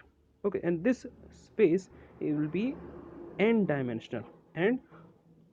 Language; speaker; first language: English; non-native, local second language; Odia